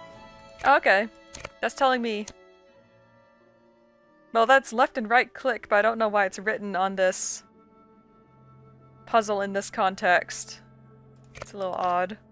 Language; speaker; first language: English; native; English